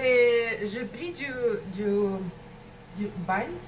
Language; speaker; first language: French; non-native, learner; Russian